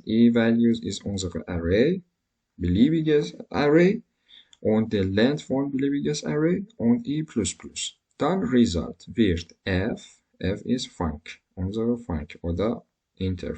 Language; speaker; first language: German; non-native, learner; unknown